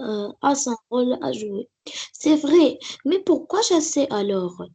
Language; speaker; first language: French; non-native, learner; Arabic